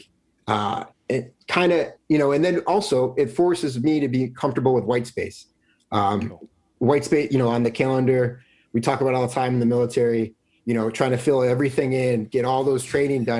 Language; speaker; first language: English; native; English